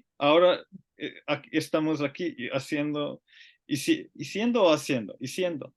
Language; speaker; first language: Spanish; non-native, learner; Finnish